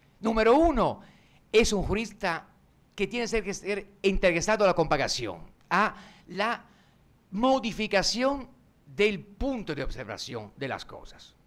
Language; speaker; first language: Spanish; non-native, fluent; Italian